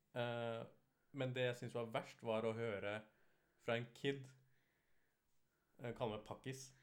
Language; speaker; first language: Norwegian; early bilingual, other home language; Urdu